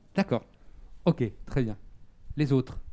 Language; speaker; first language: French; native; French